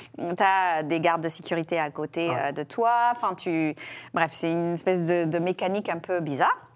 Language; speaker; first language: French; non-native, fluent; English